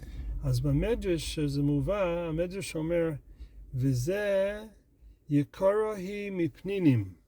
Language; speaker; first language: Hebrew; non-native, fluent; English